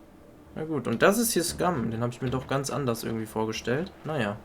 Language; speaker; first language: German; native; German